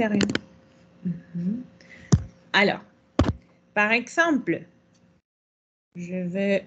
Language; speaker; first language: French; non-native, fluent; Spanish